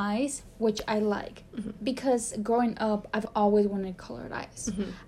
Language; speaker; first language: English; early bilingual, other home language; Spanish